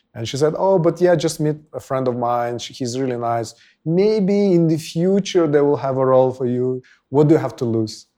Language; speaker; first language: English; non-native, fluent; Russian